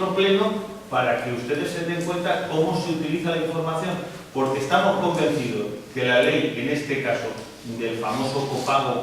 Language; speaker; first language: Spanish; native; Spanish